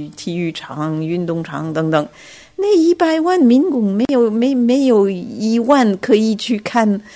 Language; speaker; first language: Chinese; non-native, fluent; French